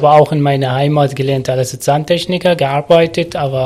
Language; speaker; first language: German; non-native, learner; Arabic